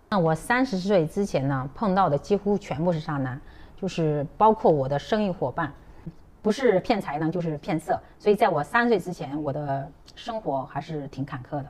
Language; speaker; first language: Chinese; native; Chinese